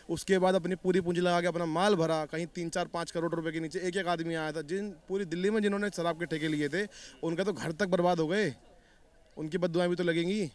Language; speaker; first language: Hindi; native; Hindi